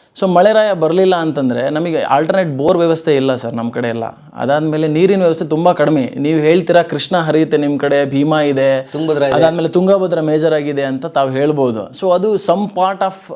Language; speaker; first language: Kannada; non-native, local second language; Lambadi